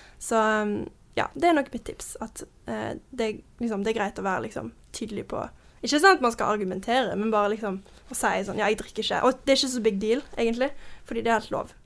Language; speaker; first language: Norwegian; early bilingual, heritage; Norwegian